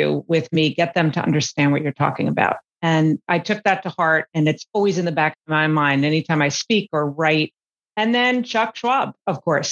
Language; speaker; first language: English; native; English